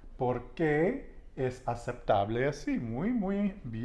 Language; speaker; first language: Spanish; non-native, learner; English